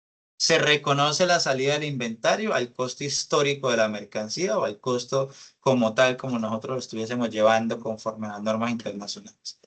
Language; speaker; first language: Spanish; native; Spanish